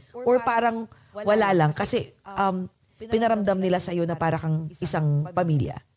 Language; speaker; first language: Filipino; native; Filipino